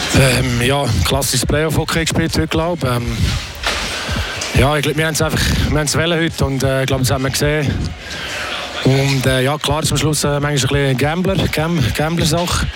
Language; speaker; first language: German; native; German